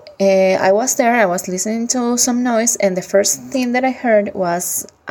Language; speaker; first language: English; non-native, fluent; Spanish